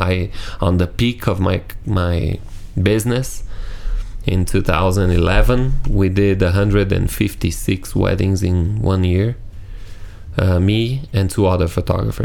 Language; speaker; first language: English; non-native, fluent; Portuguese